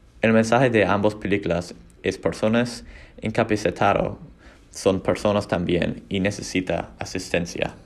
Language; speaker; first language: Spanish; non-native, learner; English